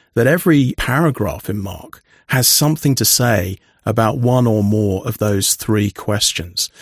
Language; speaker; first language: English; native; English